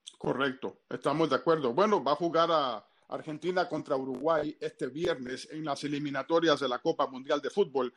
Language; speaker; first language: Spanish; early bilingual, heritage; Spanish